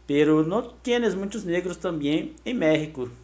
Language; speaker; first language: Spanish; non-native, learner; Portuguese